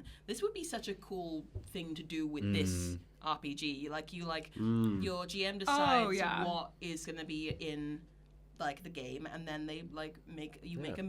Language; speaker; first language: English; native; English